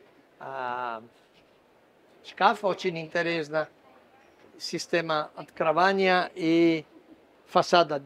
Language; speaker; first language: Russian; non-native, fluent; Italian